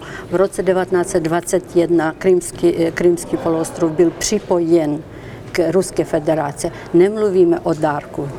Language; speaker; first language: Czech; non-native, fluent; Ukrainian